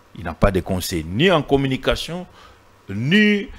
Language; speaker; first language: French; non-native, local second language; Swahili